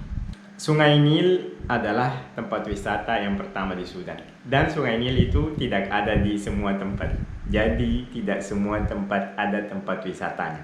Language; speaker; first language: Indonesian; non-native, fluent; Arabic